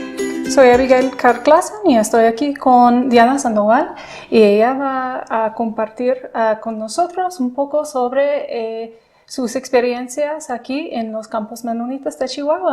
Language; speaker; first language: Spanish; non-native, fluent; English